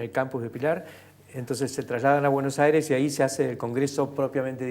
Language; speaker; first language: Spanish; native; Spanish